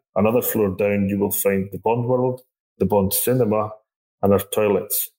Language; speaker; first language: English; native; English